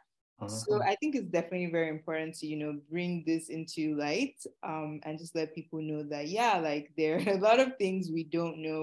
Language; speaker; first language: English; non-native, local second language; Yoruba